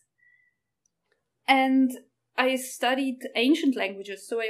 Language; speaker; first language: English; non-native, fluent; Ukrainian